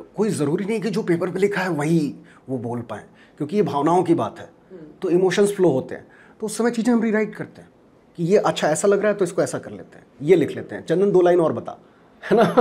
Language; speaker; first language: Hindi; native; Hindi